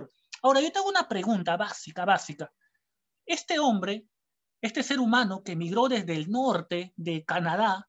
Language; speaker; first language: Spanish; native; Spanish